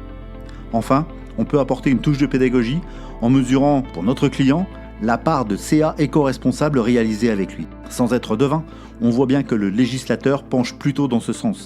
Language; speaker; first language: French; native; French